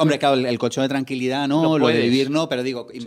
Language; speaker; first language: Spanish; native; Spanish